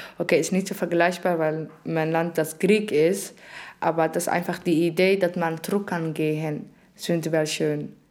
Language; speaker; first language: German; non-native, learner; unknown